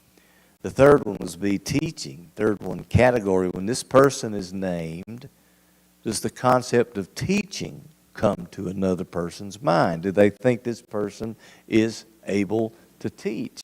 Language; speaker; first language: English; native; English